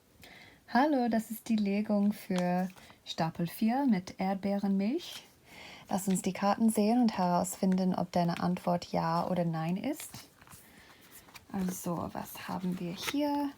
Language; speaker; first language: German; non-native, fluent; English